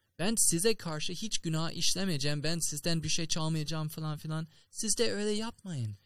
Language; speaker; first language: Turkish; non-native, learner; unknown